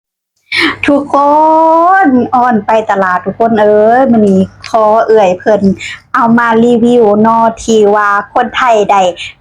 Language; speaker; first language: Thai; non-native, local second language; Lao